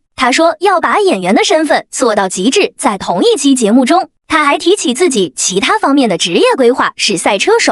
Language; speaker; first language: Chinese; native; Chinese